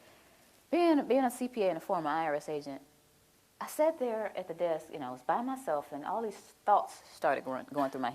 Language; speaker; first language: English; native; English